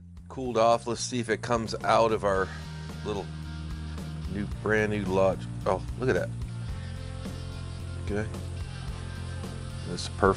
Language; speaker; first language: English; native; English